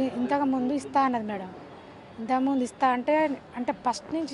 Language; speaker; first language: Telugu; native; Telugu